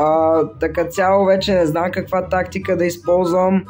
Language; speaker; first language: Bulgarian; native; Bulgarian